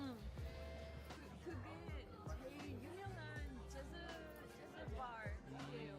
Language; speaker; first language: Korean; non-native, fluent; French